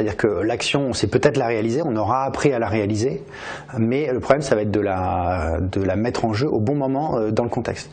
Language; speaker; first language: French; native; French